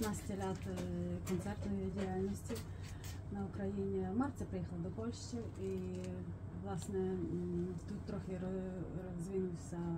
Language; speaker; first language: Polish; non-native, learner; Ukrainian